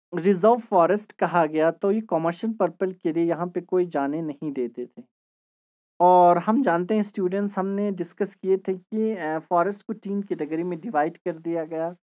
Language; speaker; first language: Hindi; non-native, local second language; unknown